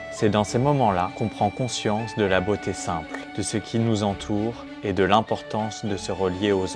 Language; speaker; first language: French; native; French